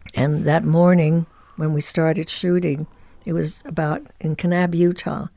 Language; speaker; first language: English; early bilingual, other home language; Spanish